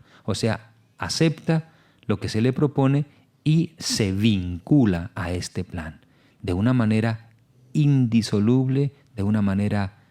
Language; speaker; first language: Spanish; native; Spanish